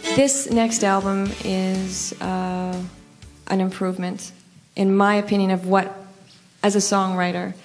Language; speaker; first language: English; native; English